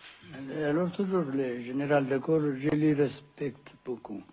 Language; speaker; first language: French; non-native, fluent; Amharic